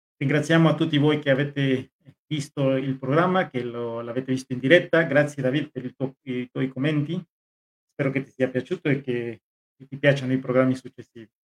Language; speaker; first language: Italian; non-native, fluent; Spanish